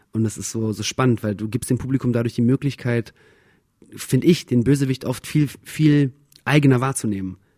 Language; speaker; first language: German; early bilingual, other home language; Russian